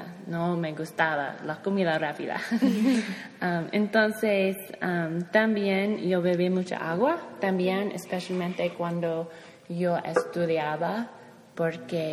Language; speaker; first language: Spanish; non-native, learner; English